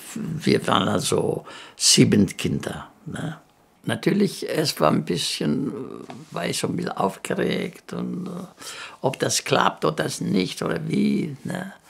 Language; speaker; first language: German; non-native, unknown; Greek